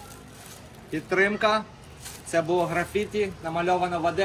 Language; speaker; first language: Ukrainian; non-native, local second language; Russian